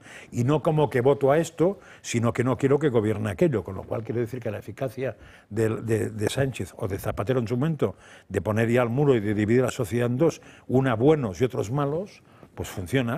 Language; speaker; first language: Spanish; native; Spanish